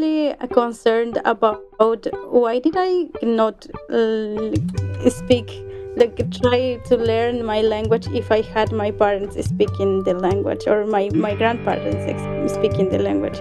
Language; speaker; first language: English; non-native, fluent; Quechua